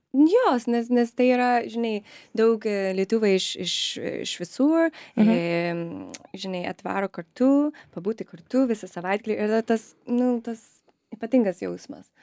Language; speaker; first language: Lithuanian; early bilingual, other home language; English